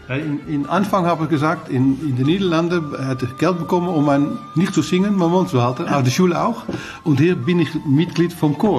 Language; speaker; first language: German; non-native, learner; Dutch